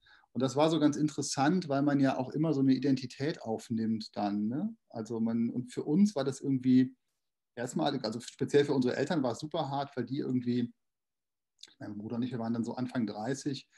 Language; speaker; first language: German; native; German